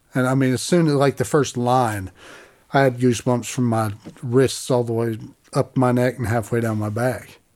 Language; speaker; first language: English; native; English